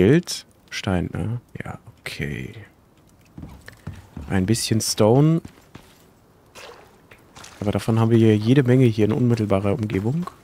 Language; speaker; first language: German; native; German